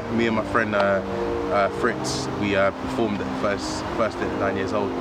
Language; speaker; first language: English; native; English